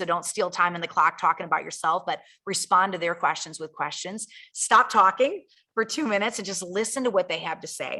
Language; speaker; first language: English; native; English